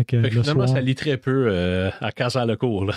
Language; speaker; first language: French; native; French